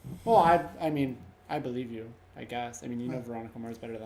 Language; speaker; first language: English; native; English